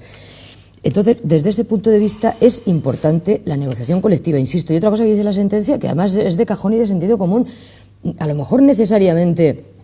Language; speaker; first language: Spanish; native; Spanish